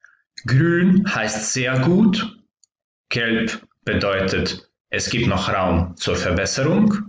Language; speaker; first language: German; non-native, fluent; Croatian